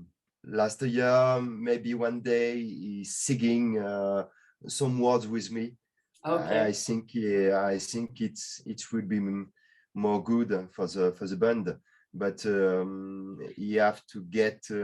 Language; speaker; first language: English; non-native, learner; French